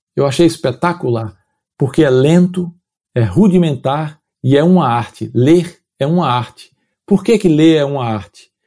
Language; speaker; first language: Portuguese; native; Portuguese